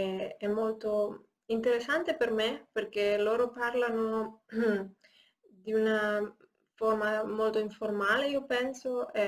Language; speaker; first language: Italian; non-native, learner; Spanish